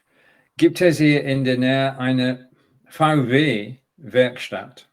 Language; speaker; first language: German; non-native, learner; English